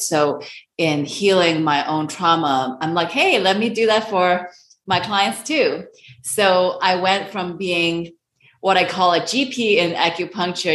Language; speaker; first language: English; non-native, local second language; Cantonese